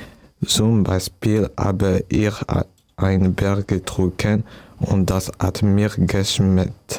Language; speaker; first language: German; non-native, learner; French